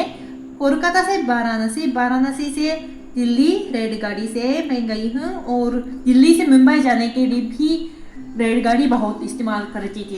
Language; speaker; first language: Hindi; non-native, fluent; Japanese